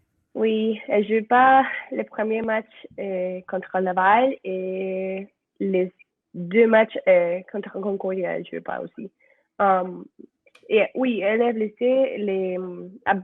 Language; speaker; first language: French; non-native, learner; Spanish